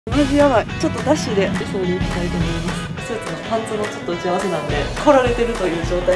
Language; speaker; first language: Japanese; native; Japanese